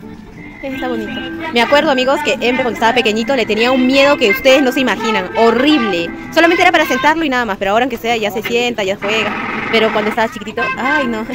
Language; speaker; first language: Spanish; native; Spanish